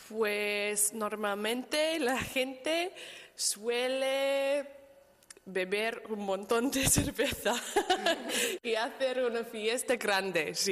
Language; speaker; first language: Spanish; non-native, learner; English